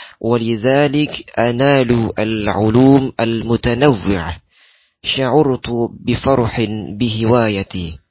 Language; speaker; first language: Arabic; non-native, learner; Indonesian